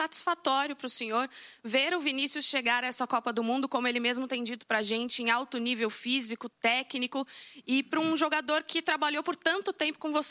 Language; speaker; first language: Portuguese; native; Portuguese